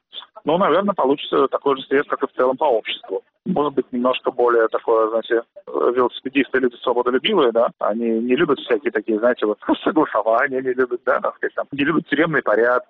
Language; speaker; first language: Russian; native; Russian